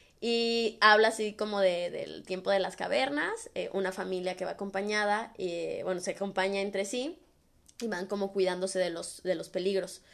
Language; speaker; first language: Spanish; native; Spanish